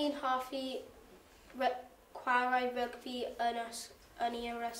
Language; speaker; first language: Welsh; non-native, learner; English